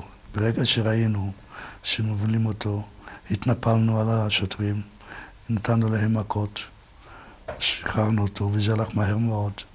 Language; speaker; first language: Hebrew; non-native, fluent; Yiddish